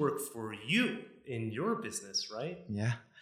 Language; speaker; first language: English; non-native, fluent; French